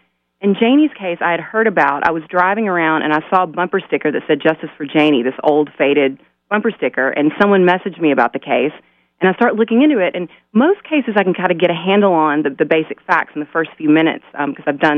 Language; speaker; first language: English; native; English